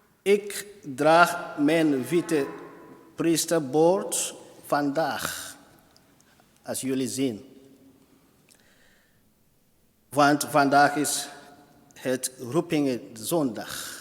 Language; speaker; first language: Dutch; non-native, fluent; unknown